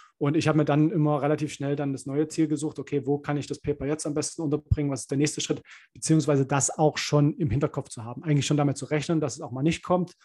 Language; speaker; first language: German; native; German